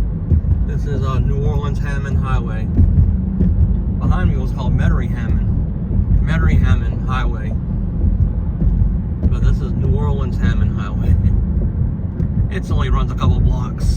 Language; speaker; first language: English; native; English